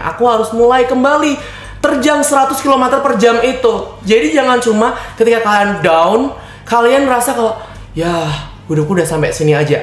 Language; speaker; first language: Indonesian; native; Indonesian